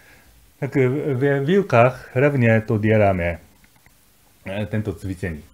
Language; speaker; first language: Czech; non-native, fluent; Japanese